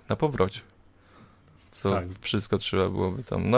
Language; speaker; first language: Polish; native; Polish